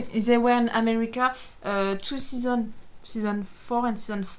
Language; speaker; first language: English; non-native, learner; French